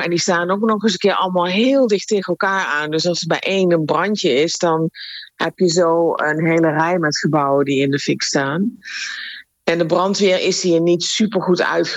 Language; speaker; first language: Dutch; native; Dutch